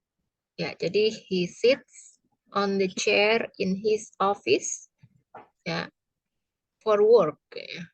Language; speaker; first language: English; non-native, fluent; Indonesian